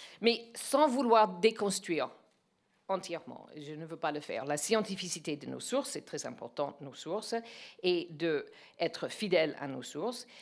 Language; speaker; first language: French; non-native, fluent; English